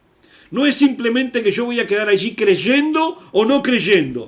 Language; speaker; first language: Spanish; native; Spanish